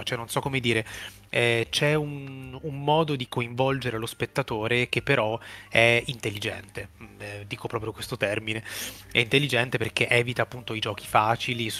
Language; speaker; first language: Italian; native; Italian